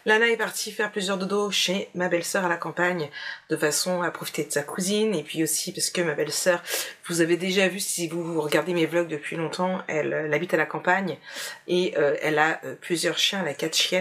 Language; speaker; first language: French; native; French